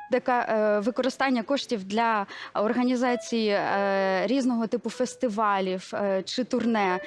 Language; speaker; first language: Ukrainian; native; Ukrainian